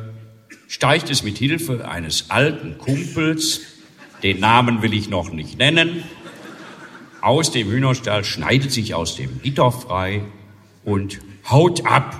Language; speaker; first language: German; native; German